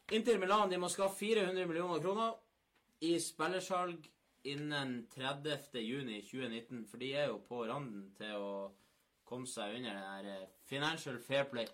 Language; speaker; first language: Norwegian; native; Norwegian